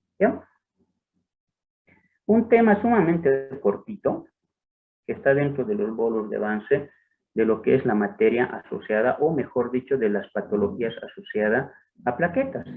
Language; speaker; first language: Spanish; native; Spanish